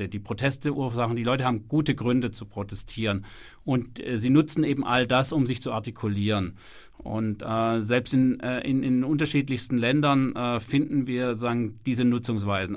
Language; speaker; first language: German; native; German